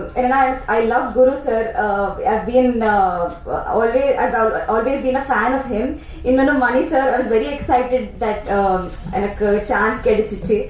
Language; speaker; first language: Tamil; non-native, learner; Telugu